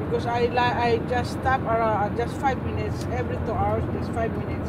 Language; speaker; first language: English; non-native, local second language; Filipino